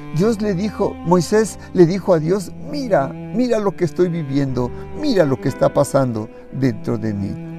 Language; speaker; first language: Spanish; native; Spanish